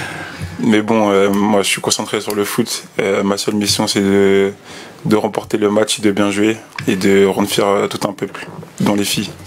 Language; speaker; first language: French; native; French